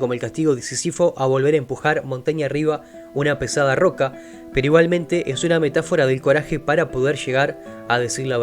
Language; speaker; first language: Spanish; native; Spanish